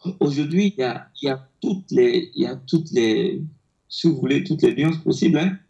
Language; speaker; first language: French; non-native, local second language; Akan